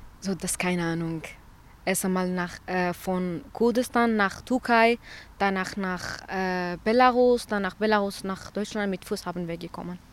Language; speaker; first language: German; non-native, learner; Central Kurdish